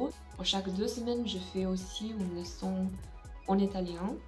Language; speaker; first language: French; non-native, fluent; English